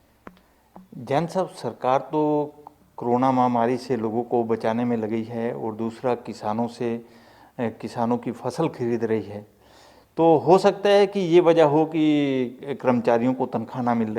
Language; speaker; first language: Hindi; native; Hindi